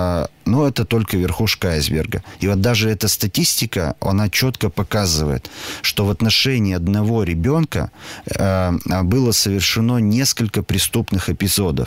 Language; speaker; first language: Russian; native; Russian